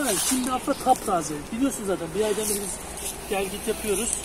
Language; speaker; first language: Turkish; native; Turkish